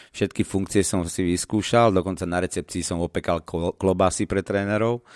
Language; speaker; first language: Slovak; native; Slovak